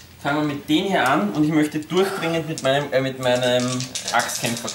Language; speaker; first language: German; native; German